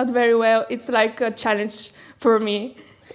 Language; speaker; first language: English; non-native, learner; Bulgarian